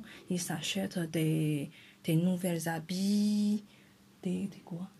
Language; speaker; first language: French; non-native, fluent; Chinese